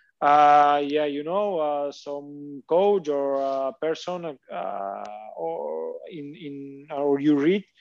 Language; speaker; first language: English; non-native, learner; Catalan